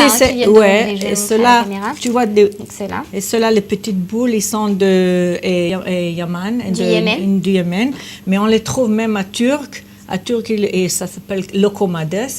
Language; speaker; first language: French; non-native, fluent; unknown